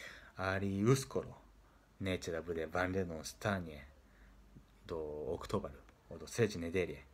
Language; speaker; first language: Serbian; non-native, learner; Japanese